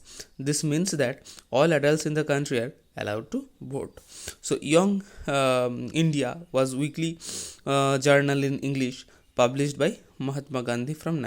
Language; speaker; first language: English; non-native, local second language; Hindi